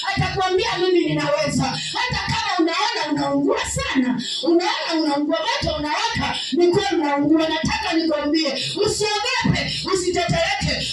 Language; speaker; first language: Swahili; native; Swahili